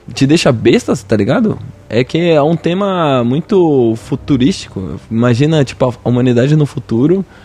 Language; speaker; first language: Portuguese; native; Portuguese